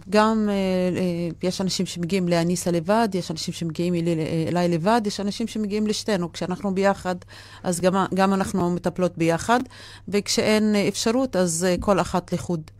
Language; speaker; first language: Hebrew; non-native, local second language; Arabic